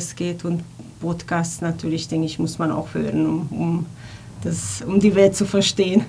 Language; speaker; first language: German; non-native, fluent; Hungarian